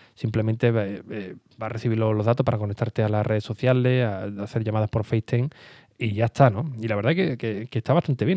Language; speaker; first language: Spanish; native; Spanish